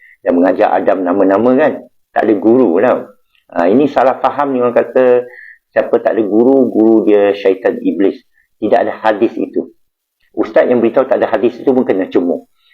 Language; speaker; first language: Malay; non-native, local second language; Chinese